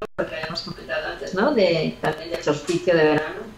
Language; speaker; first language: Spanish; native; Spanish